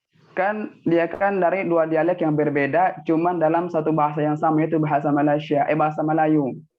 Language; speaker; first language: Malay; non-native, local second language; Javanese